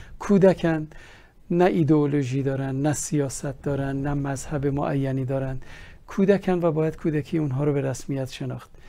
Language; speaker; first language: Persian; native; Persian